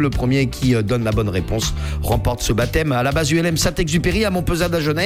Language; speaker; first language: French; native; French